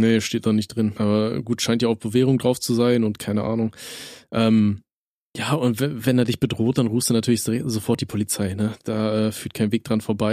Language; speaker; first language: German; native; German